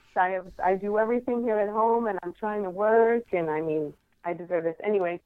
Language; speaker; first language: English; non-native, fluent; Spanish